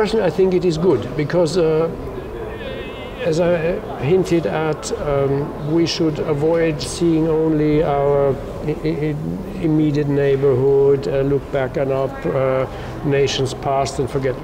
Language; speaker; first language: English; non-native, fluent; German